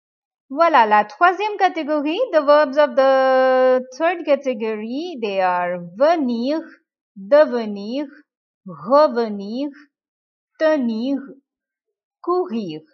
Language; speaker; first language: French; non-native, fluent; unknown